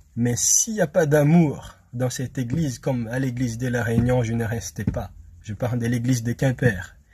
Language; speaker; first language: French; non-native, local second language; Malagasy